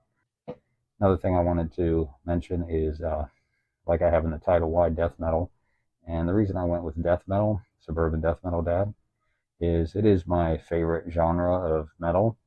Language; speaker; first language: English; native; English